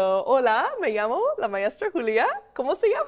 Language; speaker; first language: Spanish; non-native, fluent; English